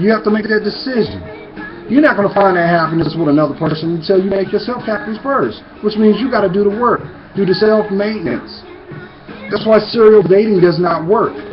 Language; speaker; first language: English; native; English